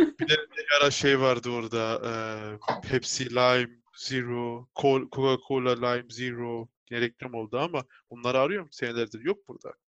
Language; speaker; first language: Turkish; early bilingual, heritage; Turkish